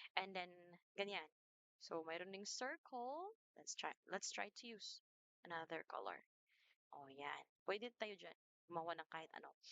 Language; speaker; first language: Filipino; non-native, local second language; Cebuano